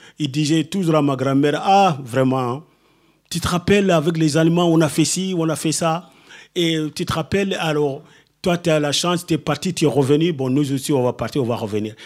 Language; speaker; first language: French; non-native, local second language; Soninke